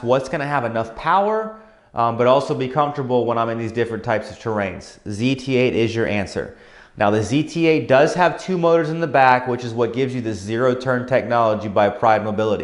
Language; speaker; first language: English; native; English